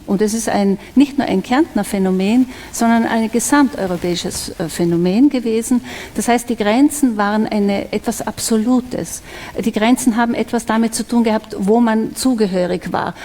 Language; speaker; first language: German; non-native, local second language; Slovenian